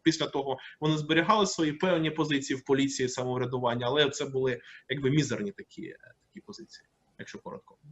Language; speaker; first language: Ukrainian; native; Ukrainian